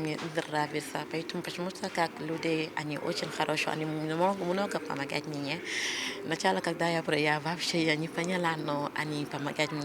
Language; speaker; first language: Russian; non-native, learner; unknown